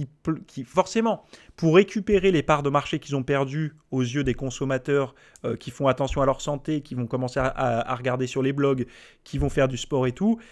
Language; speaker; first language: French; native; French